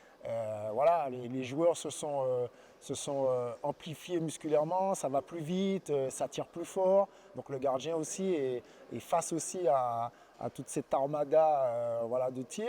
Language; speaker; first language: French; native; French